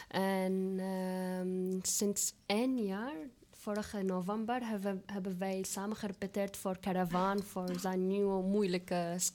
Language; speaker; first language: Dutch; non-native, fluent; Arabic